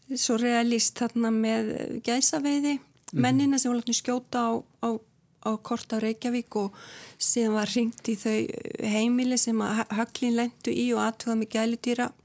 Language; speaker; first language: Icelandic; native; Icelandic